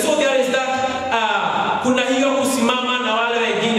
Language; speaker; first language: English; non-native, local second language; Kikuyu